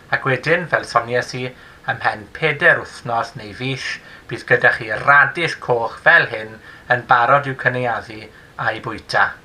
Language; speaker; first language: Welsh; native; Welsh